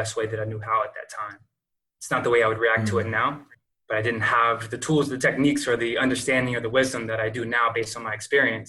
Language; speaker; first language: English; native; English